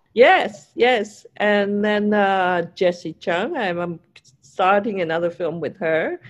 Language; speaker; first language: English; non-native, local second language; Cantonese